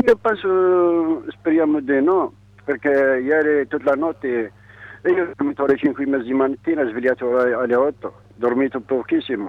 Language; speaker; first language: Italian; non-native, learner; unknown